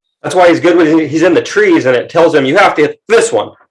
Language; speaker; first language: English; native; English